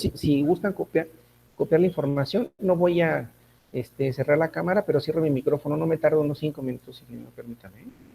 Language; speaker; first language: Spanish; native; Spanish